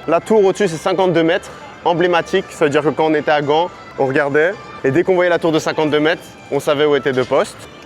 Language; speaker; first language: French; native; French